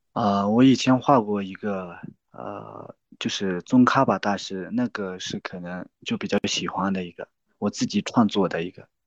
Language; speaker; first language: Chinese; non-native, local second language; Tibetan